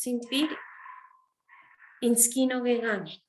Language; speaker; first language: German; non-native, fluent; Spanish